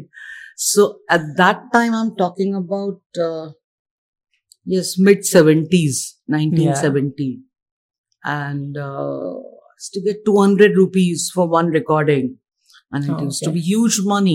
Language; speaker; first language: English; non-native, local second language; Gujarati